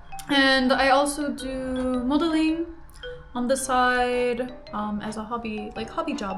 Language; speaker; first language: English; native; English